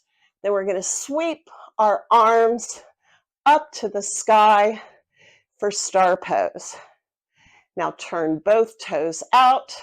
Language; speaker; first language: English; native; English